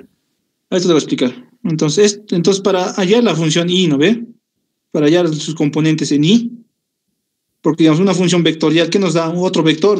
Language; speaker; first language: Spanish; native; Spanish